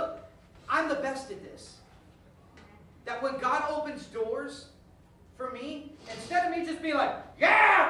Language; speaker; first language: English; native; English